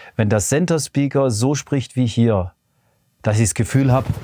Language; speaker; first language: German; native; German